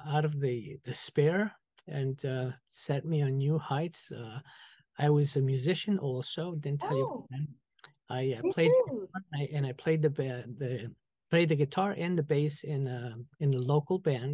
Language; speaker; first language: English; early bilingual, other home language; Spanish